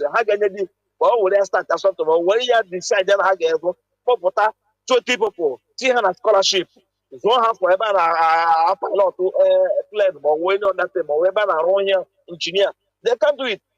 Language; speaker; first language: English; non-native, local second language; Igbo